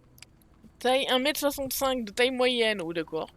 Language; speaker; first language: French; native; French